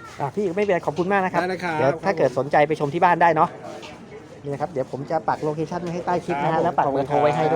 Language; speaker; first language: Thai; native; Thai